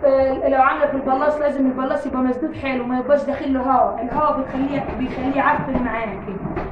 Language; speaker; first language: Arabic; native; Arabic